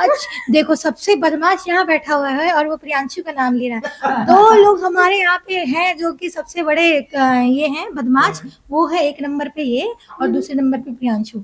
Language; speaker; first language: Hindi; native; Hindi